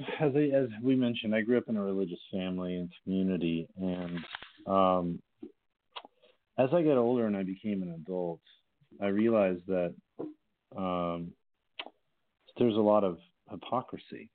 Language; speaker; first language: English; native; English